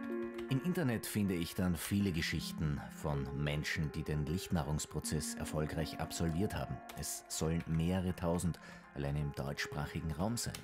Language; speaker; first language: German; native; German